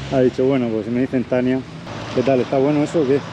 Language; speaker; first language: Spanish; native; Spanish